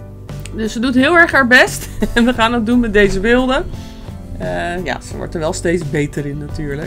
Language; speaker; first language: Dutch; native; Dutch